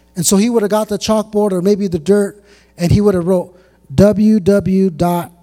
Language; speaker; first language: English; native; English